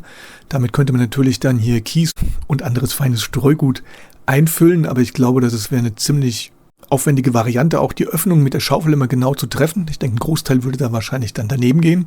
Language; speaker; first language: German; native; German